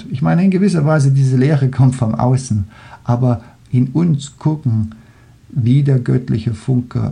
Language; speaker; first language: German; non-native, fluent; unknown